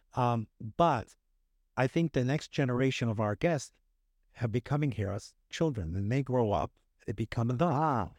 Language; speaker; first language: English; early bilingual, other home language; Hebrew